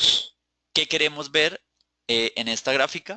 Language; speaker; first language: Spanish; native; Spanish